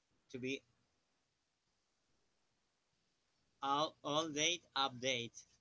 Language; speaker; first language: English; non-native, learner; Spanish